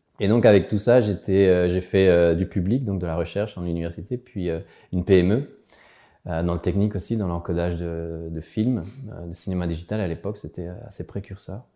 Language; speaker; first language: French; early bilingual, other home language; Spanish